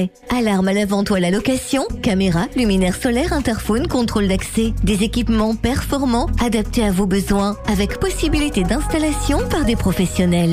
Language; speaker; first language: French; native; French